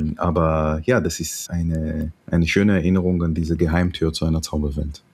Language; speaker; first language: German; non-native, fluent; Hebrew